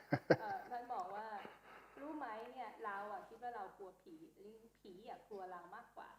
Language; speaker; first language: Thai; native; Thai